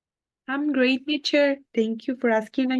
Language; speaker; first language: English; non-native, learner; Spanish